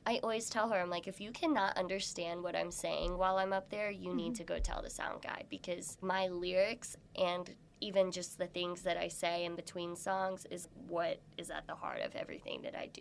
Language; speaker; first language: English; native; English